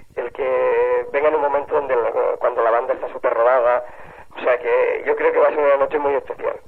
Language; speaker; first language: Spanish; native; Spanish